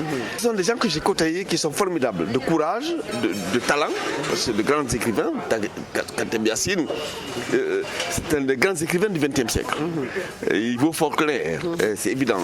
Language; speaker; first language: French; non-native, local second language; Fula